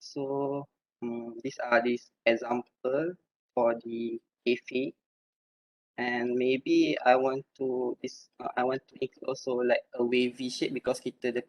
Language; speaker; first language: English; non-native, local second language; Malay